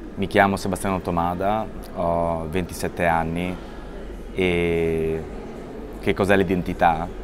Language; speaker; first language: Italian; native; Italian